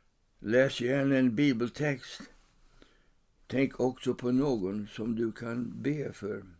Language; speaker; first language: Swedish; non-native, fluent; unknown